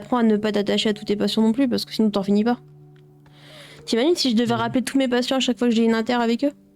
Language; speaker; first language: French; native; French